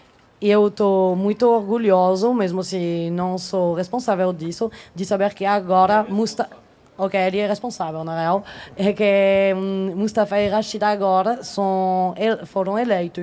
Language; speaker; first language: Portuguese; non-native, fluent; French